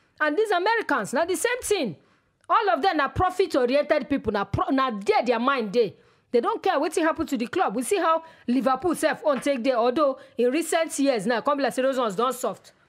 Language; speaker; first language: Nigerian Pidgin; non-native, local second language; Yoruba